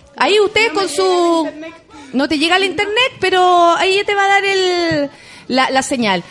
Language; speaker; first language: Spanish; native; Spanish